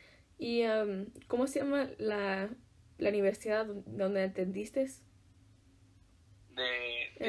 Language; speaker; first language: Spanish; early bilingual, heritage; Spanish